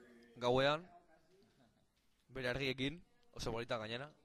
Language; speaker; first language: Basque; non-native, local second language; Spanish